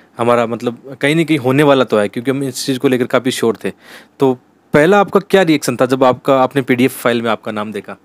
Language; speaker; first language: Hindi; native; Hindi